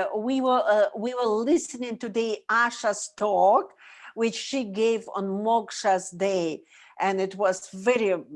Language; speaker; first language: English; non-native, learner; Russian